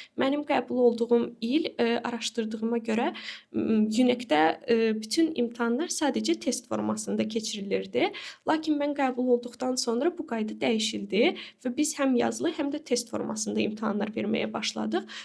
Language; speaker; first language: Azerbaijani; native; Azerbaijani